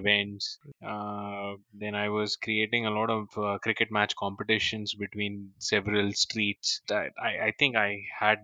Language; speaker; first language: English; non-native, local second language; Hindi